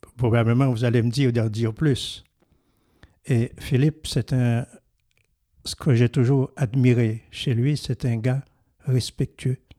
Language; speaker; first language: French; non-native, local second language; Haitian Creole